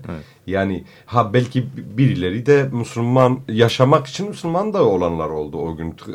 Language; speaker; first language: Turkish; non-native, local second language; Kurdish